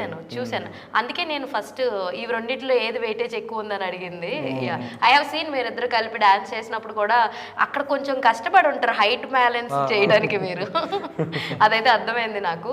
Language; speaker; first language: Telugu; native; Telugu